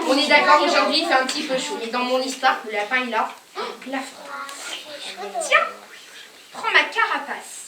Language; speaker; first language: French; native; French